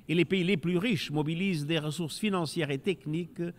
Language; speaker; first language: French; non-native, fluent; Portuguese